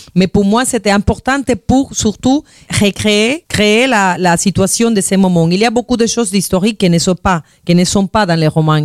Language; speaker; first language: French; non-native, fluent; Spanish